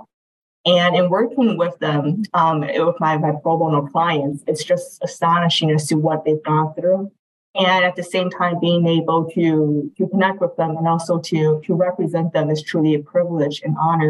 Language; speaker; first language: English; native; English